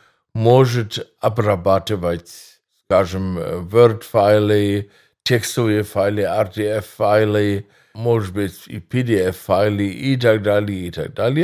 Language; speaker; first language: Russian; non-native, fluent; German